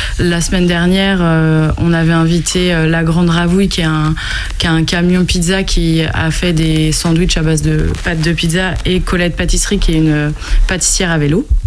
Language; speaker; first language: French; native; French